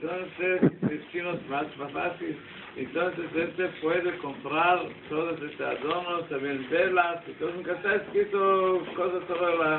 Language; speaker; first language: Spanish; non-native, learner; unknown